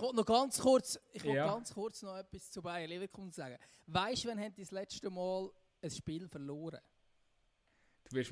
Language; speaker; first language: German; native; German